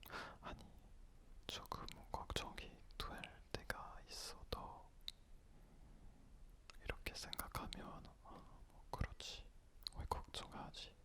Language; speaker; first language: Korean; non-native, fluent; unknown